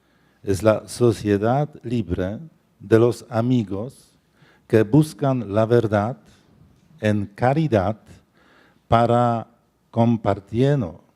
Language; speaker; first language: Spanish; non-native, fluent; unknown